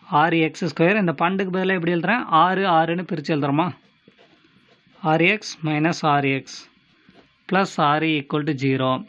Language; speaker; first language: Tamil; native; Tamil